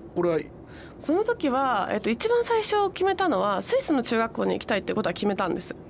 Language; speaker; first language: Japanese; native; Japanese